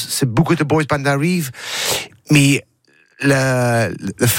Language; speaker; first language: French; non-native, learner; English